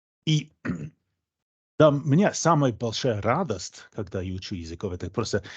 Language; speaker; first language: Russian; non-native, fluent; English